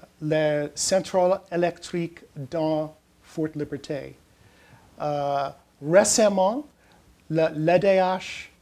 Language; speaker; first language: French; non-native, learner; English